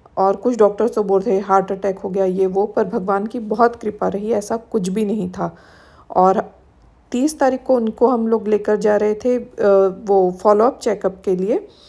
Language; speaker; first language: Hindi; native; Hindi